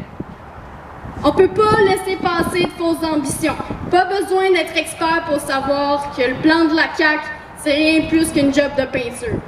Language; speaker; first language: French; native; French